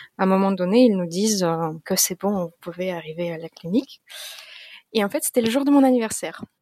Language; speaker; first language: French; non-native, fluent; Russian